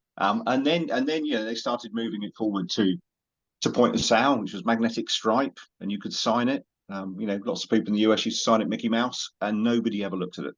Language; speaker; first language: English; native; English